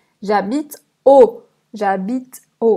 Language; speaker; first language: French; non-native, learner; Portuguese